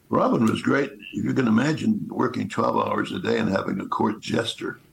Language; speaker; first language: English; native; English